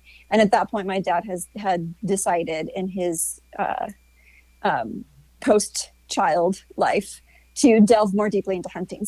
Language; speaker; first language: English; native; English